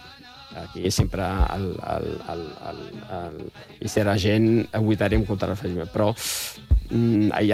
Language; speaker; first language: Catalan; non-native, fluent; Riffian